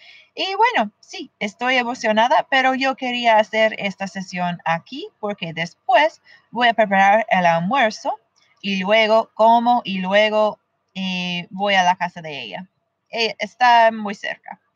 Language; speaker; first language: Spanish; non-native, fluent; English